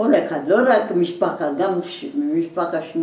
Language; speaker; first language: Hebrew; non-native, learner; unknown